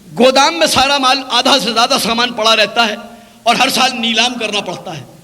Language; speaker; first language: Urdu; native; Urdu